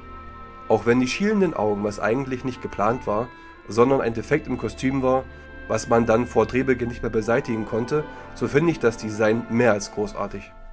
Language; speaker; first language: German; native; German